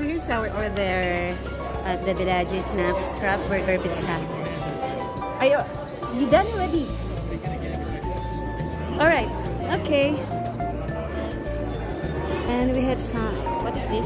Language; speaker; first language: English; non-native, local second language; Filipino